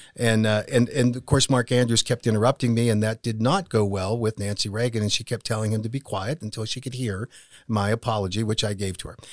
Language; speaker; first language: English; native; English